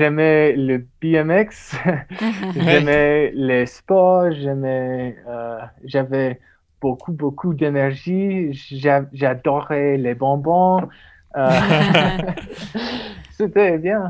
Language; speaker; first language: French; non-native, learner; English